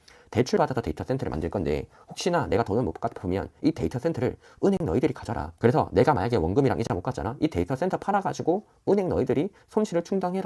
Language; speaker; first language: Korean; native; Korean